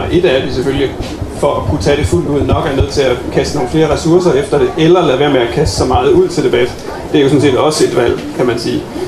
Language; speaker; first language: Danish; native; Danish